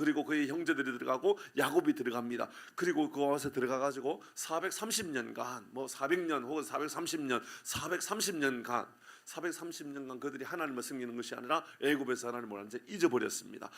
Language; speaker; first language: Korean; native; Korean